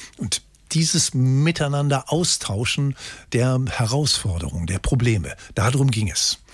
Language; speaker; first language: German; native; German